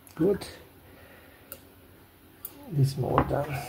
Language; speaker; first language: English; non-native, learner; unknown